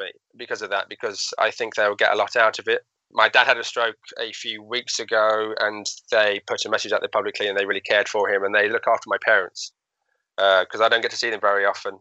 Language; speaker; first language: English; native; English